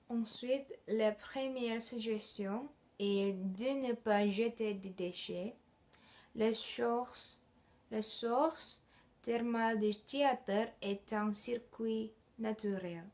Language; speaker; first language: French; non-native, learner; Indonesian